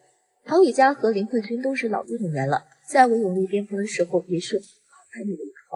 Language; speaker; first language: Chinese; native; Chinese